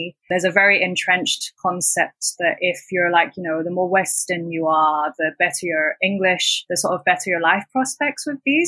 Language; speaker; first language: English; non-native, local second language; Cantonese